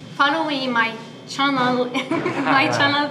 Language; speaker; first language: English; non-native, learner; Arabic